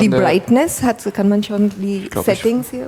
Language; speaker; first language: German; non-native, fluent; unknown